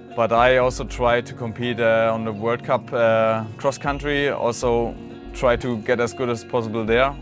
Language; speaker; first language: English; non-native, fluent; German